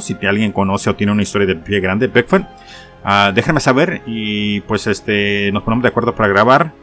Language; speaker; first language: Spanish; native; Spanish